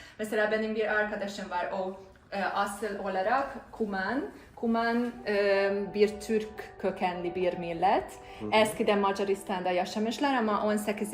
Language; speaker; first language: Turkish; non-native, fluent; Hungarian